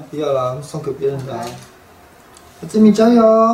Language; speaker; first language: Chinese; native; Chinese